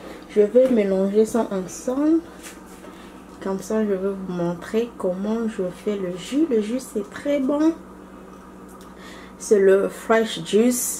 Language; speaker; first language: French; non-native, local second language; Lingala